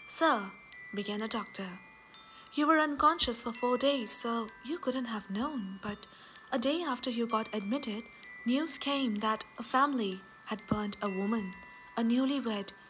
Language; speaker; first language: English; non-native, local second language; Hindi